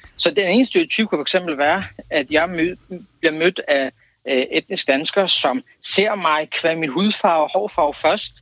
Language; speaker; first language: Danish; early bilingual, other home language; Kurdish